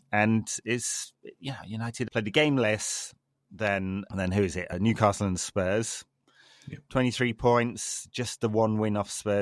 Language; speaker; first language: English; native; English